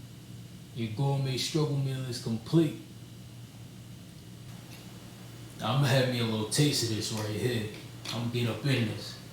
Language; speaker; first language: English; native; English